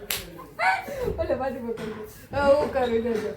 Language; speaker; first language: Gujarati; native; Gujarati